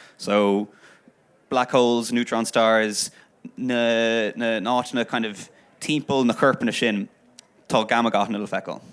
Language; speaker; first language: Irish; non-native, local second language; English